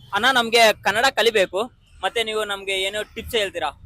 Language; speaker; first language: Kannada; non-native, local second language; Telugu